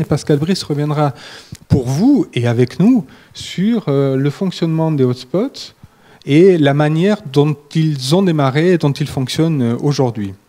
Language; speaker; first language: French; native; French